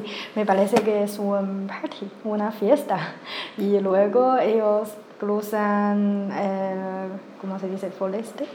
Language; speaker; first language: Spanish; non-native, learner; Chinese